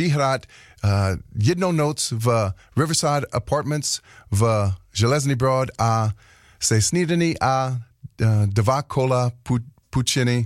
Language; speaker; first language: Czech; non-native, learner; English